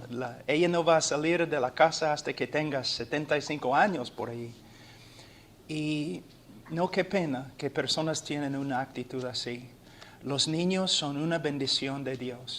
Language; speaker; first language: Spanish; non-native, fluent; English